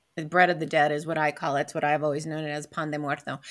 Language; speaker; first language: English; native; English